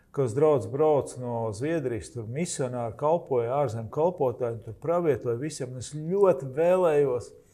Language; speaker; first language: Latvian; native; Latvian